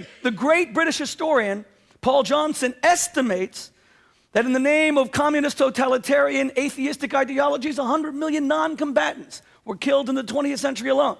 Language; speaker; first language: English; native; English